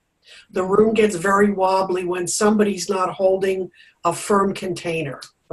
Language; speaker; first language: English; native; English